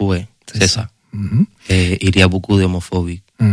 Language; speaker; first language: French; non-native, learner; Spanish